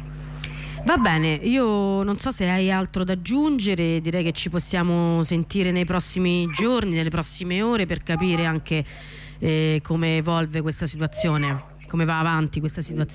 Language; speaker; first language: Italian; native; Italian